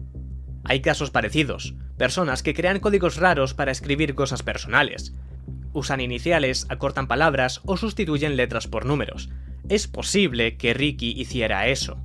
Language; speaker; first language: Spanish; native; Spanish